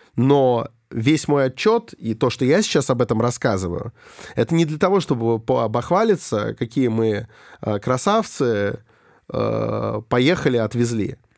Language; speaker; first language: Russian; native; Russian